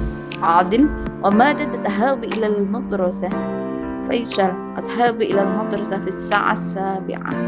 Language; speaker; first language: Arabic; non-native, fluent; Indonesian